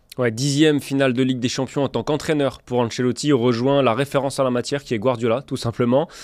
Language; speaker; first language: French; native; French